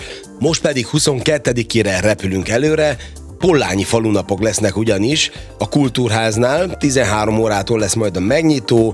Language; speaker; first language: Hungarian; native; Hungarian